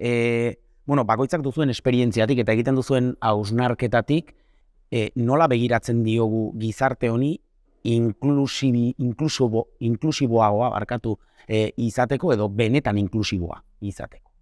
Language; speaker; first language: Basque; native; Basque